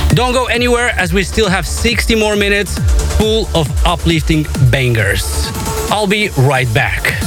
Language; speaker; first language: English; non-native, fluent; Romanian